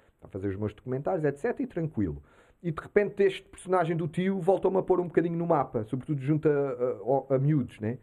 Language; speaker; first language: Portuguese; early bilingual, heritage; Portuguese